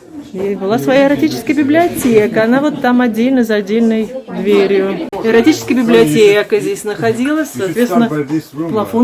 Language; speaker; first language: Russian; native; Russian